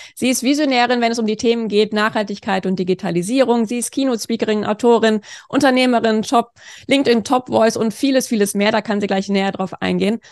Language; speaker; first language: German; native; German